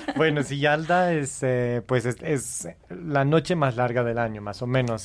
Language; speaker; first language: Spanish; non-native, fluent; English